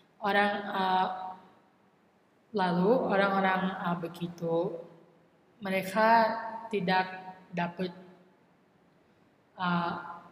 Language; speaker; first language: Indonesian; non-native, learner; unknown